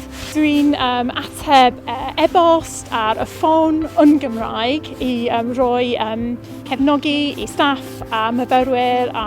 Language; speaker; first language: Welsh; non-native, local second language; English